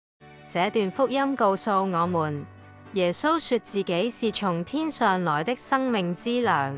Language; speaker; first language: Chinese; native; Chinese